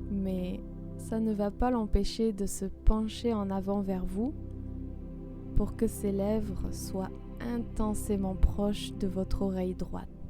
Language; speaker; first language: French; native; French